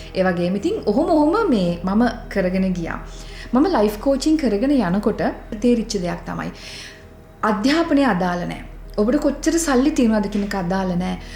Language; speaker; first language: Sinhala; native; Sinhala